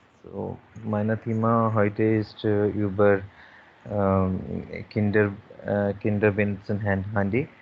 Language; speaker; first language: German; non-native, learner; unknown